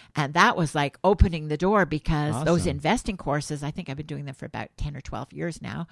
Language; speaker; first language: English; native; English